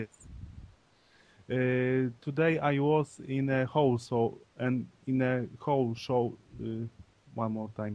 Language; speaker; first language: English; non-native, learner; Polish